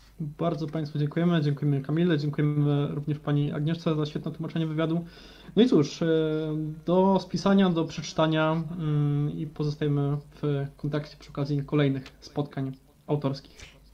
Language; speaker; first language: Polish; native; Polish